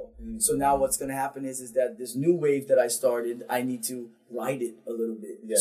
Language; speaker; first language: English; non-native, fluent; Papiamento